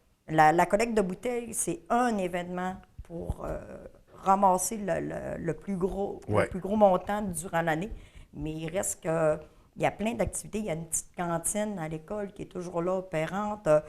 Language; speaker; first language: French; native; French